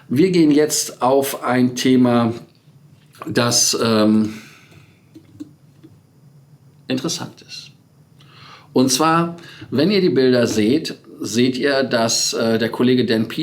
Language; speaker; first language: German; native; German